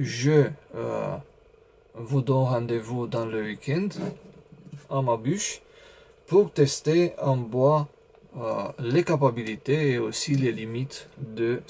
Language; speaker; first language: French; non-native, learner; Romanian